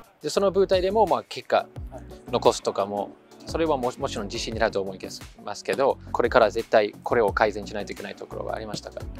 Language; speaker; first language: Japanese; non-native, fluent; English